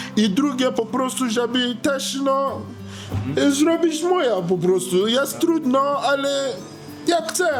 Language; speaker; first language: Polish; non-native, learner; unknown